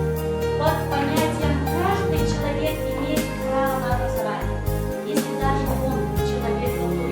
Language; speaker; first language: Russian; non-native, local second language; Yakut